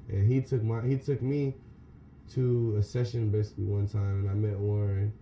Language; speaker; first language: English; native; English